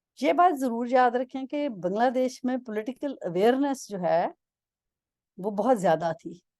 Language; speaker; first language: Urdu; non-native, local second language; Punjabi